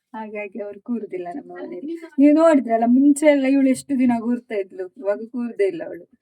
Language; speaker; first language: Kannada; native; Kannada